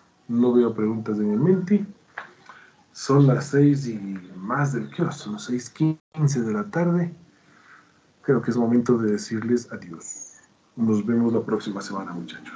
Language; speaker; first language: Spanish; native; Spanish